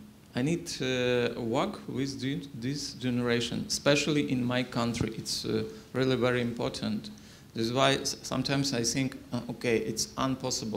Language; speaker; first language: English; non-native, learner; Ukrainian